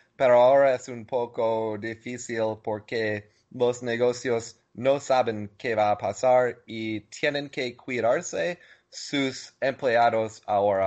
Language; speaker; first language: Spanish; non-native, learner; English